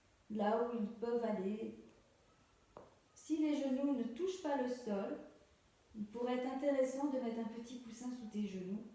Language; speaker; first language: French; native; French